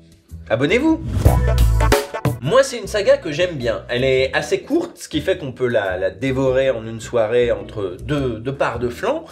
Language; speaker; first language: French; native; French